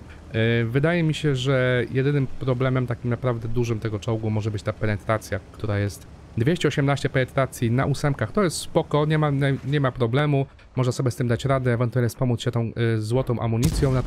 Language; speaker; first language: Polish; native; Polish